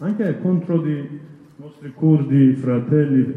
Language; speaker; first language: Italian; non-native, learner; Kurdish